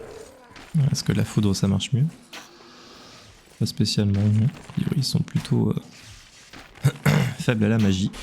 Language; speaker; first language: French; native; French